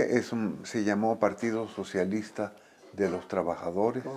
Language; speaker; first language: Spanish; native; Spanish